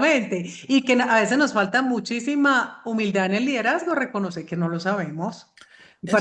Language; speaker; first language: Spanish; native; Spanish